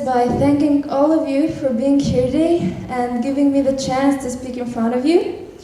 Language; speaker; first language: English; non-native, fluent; Albanian